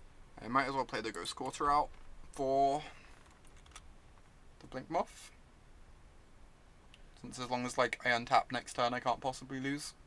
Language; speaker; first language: English; native; English